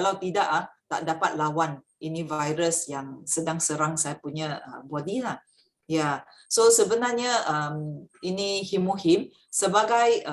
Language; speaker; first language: Malay; native; Malay